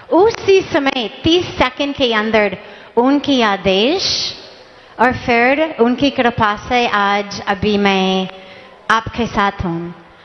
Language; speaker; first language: Hindi; non-native, fluent; English